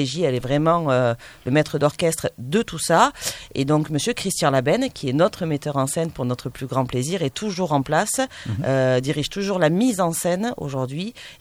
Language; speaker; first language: French; native; French